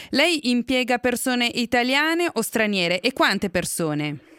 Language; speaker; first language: Italian; native; Italian